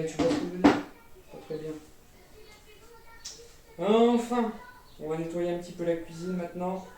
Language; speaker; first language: French; native; French